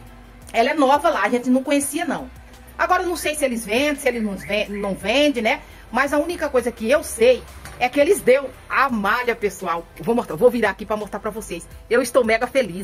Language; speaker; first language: Portuguese; native; Portuguese